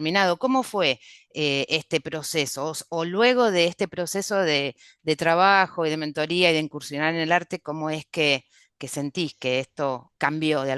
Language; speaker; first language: Spanish; native; Spanish